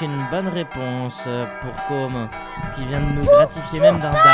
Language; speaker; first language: French; native; French